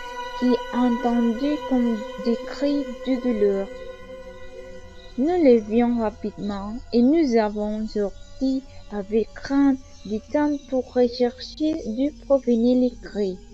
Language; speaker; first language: French; non-native, learner; Spanish